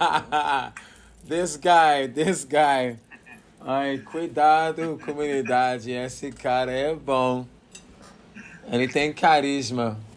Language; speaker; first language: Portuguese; non-native, learner; English